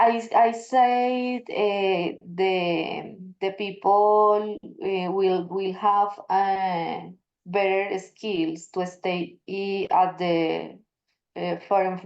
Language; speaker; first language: English; non-native, learner; Spanish